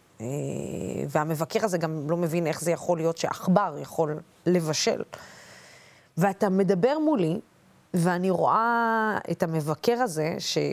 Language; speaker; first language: Hebrew; non-native, local second language; Arabic